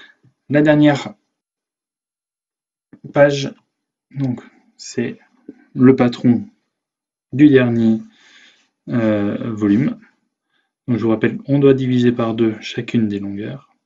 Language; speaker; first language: French; native; French